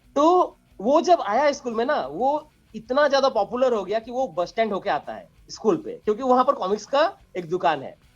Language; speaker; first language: Hindi; non-native, local second language; Bangla